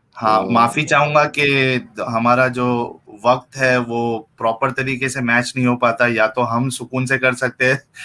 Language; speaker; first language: Hindi; native; Hindi